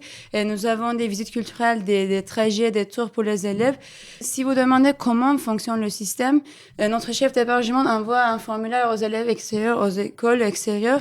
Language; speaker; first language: French; non-native, fluent; Turkish